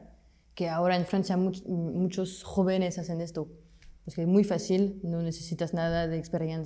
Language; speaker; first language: Spanish; non-native, fluent; French